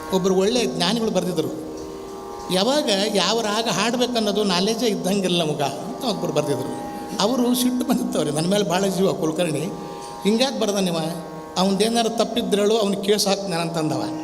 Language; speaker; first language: Kannada; non-native, local second language; Marathi